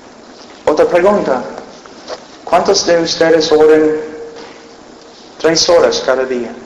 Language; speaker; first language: Spanish; non-native, fluent; English